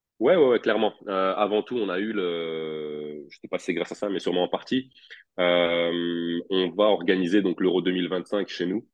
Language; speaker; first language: French; native; French